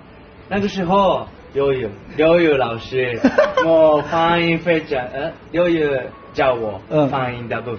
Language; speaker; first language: Chinese; non-native, learner; Japanese